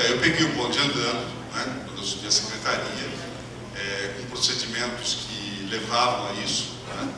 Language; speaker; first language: Portuguese; native; Portuguese